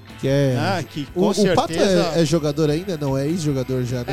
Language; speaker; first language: Portuguese; native; Portuguese